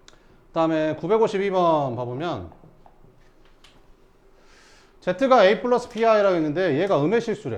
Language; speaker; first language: Korean; native; Korean